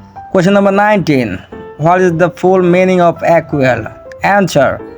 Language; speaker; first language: English; non-native, local second language; Bangla